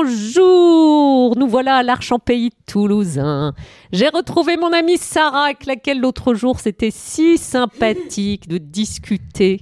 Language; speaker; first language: French; native; French